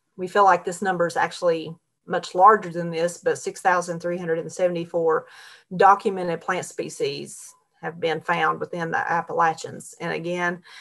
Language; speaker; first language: English; native; English